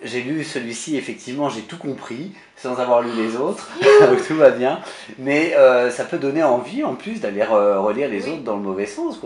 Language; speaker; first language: French; native; French